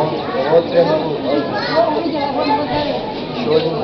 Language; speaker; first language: Russian; native; Russian